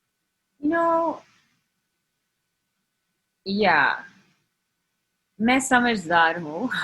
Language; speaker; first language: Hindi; non-native, learner; English